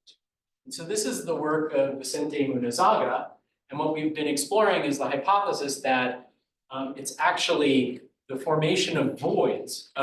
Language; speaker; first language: English; native; English